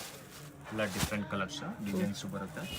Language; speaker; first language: Kannada; non-native, local second language; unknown